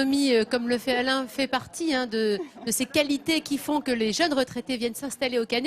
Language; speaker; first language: French; native; French